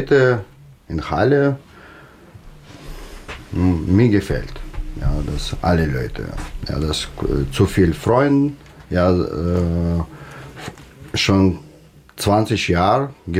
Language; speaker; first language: German; non-native, learner; Russian